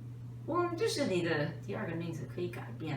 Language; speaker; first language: Chinese; non-native, fluent; English